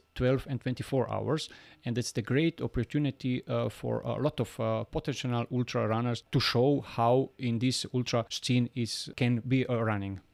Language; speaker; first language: English; non-native, learner; Bosnian